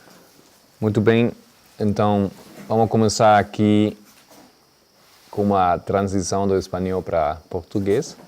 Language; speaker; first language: Portuguese; non-native, fluent; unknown